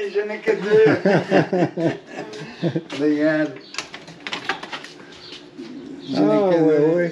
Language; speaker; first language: French; non-native, fluent; Italian